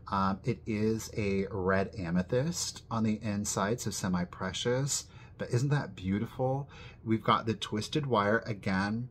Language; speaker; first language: English; native; English